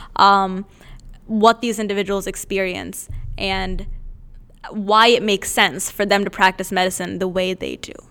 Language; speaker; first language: English; native; English